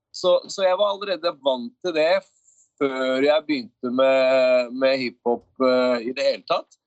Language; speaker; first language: Norwegian; native; Norwegian